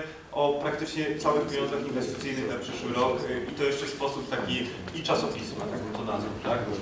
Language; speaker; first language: Polish; native; Polish